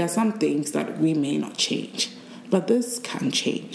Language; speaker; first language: English; non-native, local second language; Akan